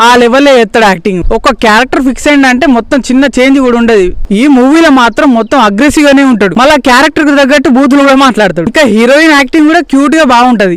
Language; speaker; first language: Telugu; native; Telugu